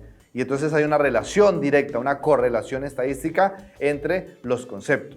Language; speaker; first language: Spanish; native; Spanish